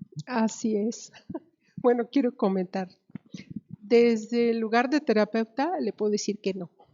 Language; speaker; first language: Spanish; native; Spanish